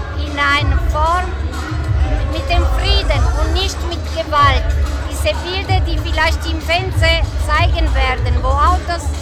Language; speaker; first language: German; non-native, fluent; Italian